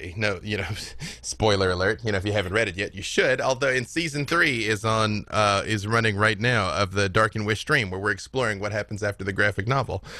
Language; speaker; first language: English; native; English